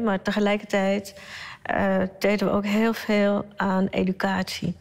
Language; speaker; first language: Dutch; early bilingual, other home language; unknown